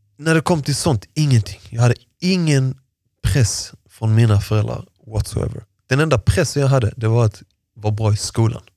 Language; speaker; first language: Swedish; early bilingual, other home language; Persian